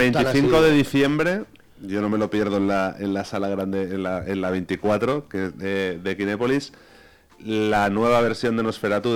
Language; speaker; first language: Spanish; native; Spanish